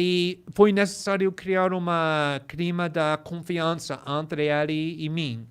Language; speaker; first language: Portuguese; non-native, fluent; English